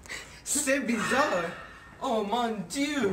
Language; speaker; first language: French; non-native, learner; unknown